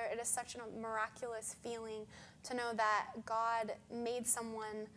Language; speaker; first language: English; native; English